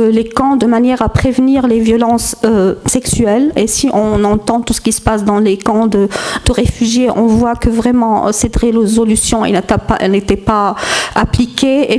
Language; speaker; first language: French; non-native, fluent; Arabic